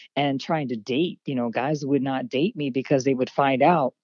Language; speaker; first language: English; native; English